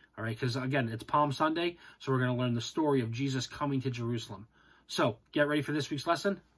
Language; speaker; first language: English; native; English